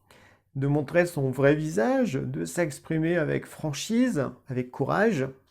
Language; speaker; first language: French; native; French